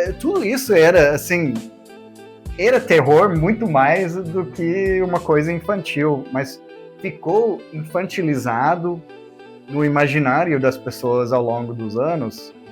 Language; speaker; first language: Portuguese; non-native, fluent; English